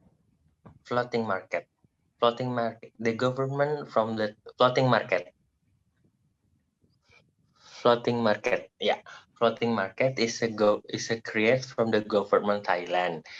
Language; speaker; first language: English; non-native, learner; Indonesian